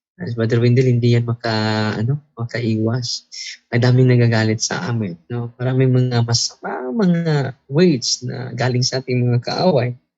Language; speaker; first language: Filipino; non-native, local second language; Cebuano